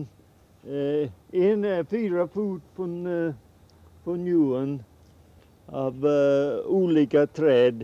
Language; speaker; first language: Swedish; early bilingual, heritage; Swedish